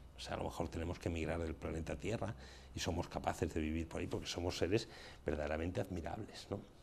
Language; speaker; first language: Spanish; native; Spanish